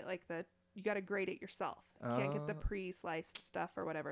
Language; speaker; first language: English; native; English